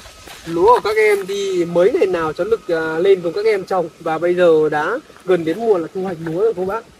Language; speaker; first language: Vietnamese; native; Vietnamese